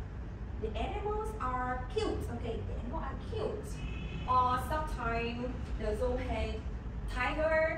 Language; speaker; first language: English; non-native, learner; Vietnamese